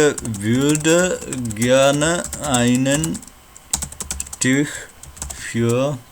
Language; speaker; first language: German; non-native, learner; Nepali